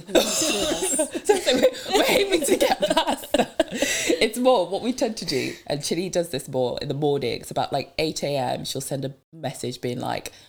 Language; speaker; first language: English; non-native, local second language; French